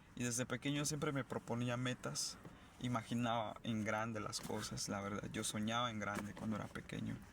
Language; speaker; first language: Spanish; non-native, local second language; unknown